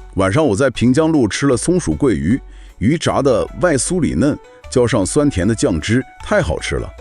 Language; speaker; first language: Chinese; non-native, fluent; English